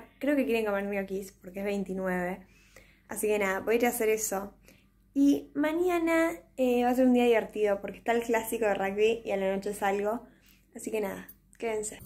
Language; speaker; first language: Spanish; native; Spanish